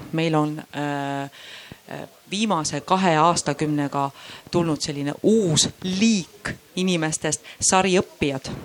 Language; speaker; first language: Estonian; native; Estonian